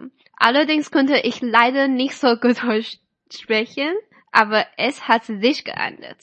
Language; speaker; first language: German; non-native, fluent; Chinese